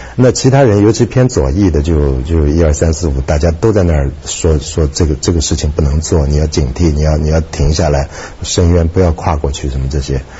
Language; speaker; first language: Chinese; native; Chinese